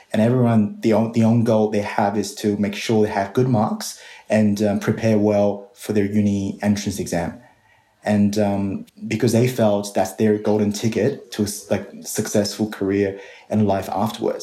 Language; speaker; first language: English; non-native, fluent; Chinese